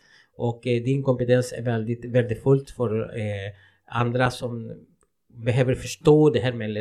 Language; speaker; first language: Swedish; non-native, fluent; Spanish